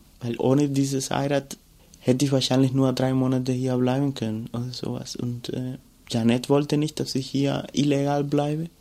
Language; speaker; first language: German; non-native, fluent; Spanish